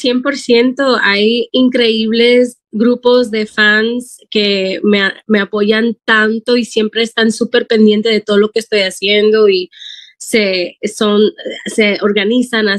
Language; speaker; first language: Spanish; early bilingual, heritage; Spanish